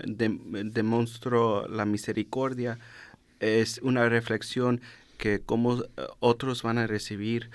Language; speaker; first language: Spanish; early bilingual, heritage; Spanish